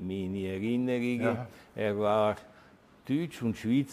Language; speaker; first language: German; early bilingual, heritage; Italian